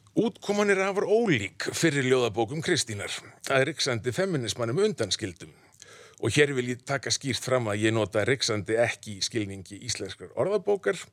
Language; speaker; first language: Icelandic; native; Icelandic